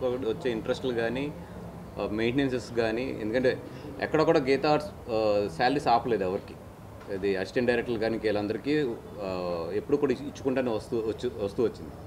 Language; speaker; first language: Telugu; native; Telugu